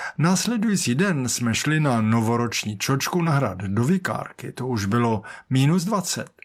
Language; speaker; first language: Czech; native; Czech